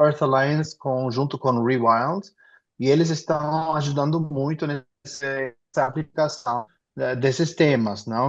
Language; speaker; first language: Portuguese; non-native, fluent; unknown